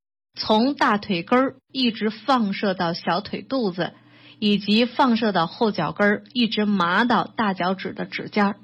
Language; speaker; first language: Chinese; native; Chinese